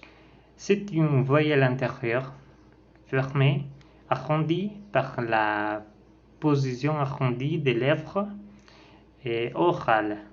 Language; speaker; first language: French; non-native, learner; Spanish